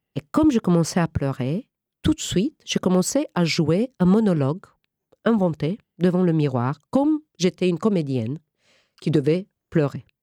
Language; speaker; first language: French; non-native, fluent; Romanian